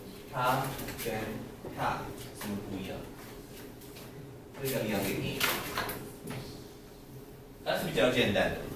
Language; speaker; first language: Chinese; non-native, learner; English